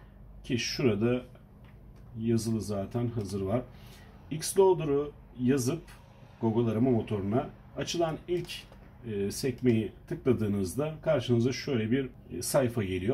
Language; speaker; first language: Turkish; native; Turkish